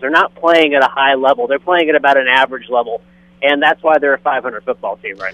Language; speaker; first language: English; native; English